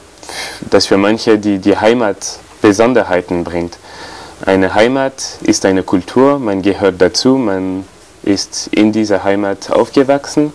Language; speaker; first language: German; non-native, fluent; French